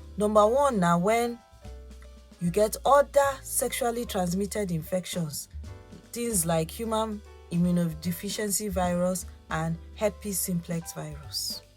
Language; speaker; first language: Nigerian Pidgin; non-native, local second language; Yoruba